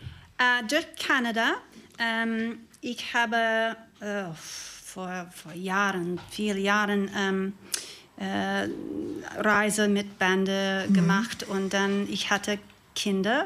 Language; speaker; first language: German; non-native, learner; English